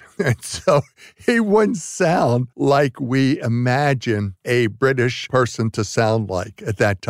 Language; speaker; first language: English; native; English